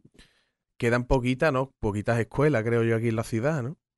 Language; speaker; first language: Spanish; native; Spanish